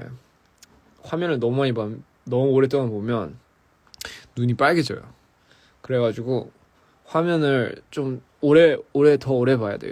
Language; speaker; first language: Korean; early bilingual, heritage; English